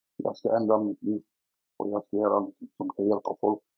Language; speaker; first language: Swedish; native; Swedish